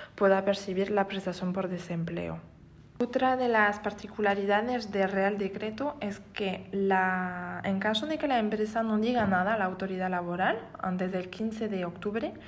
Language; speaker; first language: Spanish; non-native, fluent; French